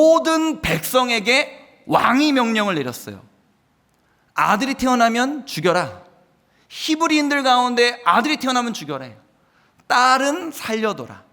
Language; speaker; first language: Korean; native; Korean